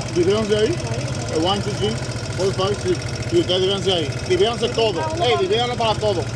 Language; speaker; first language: English; non-native, fluent; Spanish